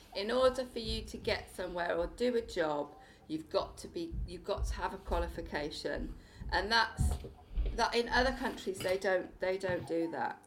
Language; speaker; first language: English; native; English